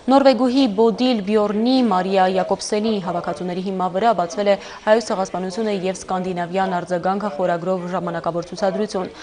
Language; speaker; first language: Armenian; native; Armenian